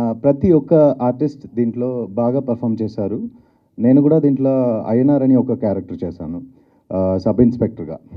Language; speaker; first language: Telugu; non-native, learner; Tamil